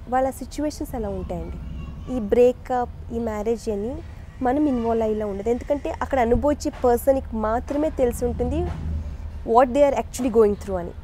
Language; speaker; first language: Telugu; early bilingual, other home language; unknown